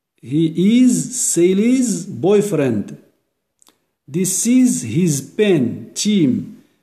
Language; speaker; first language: English; non-native, learner; Arabic